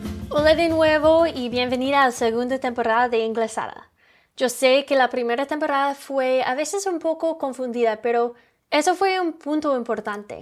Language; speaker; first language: Spanish; non-native, fluent; English